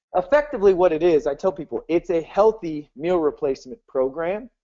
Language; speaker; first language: English; native; English